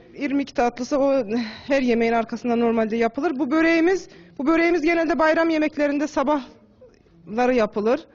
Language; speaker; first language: Turkish; native; Turkish